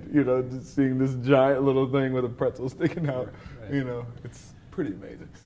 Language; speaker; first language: English; native; English